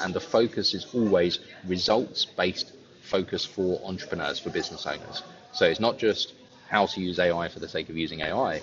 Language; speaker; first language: English; native; English